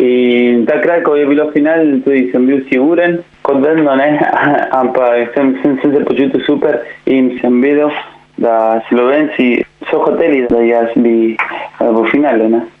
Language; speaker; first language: Slovenian; non-native, learner; Spanish